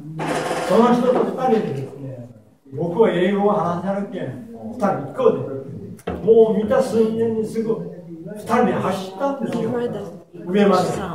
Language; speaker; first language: Japanese; native; Japanese